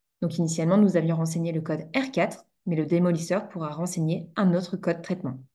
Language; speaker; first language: French; native; French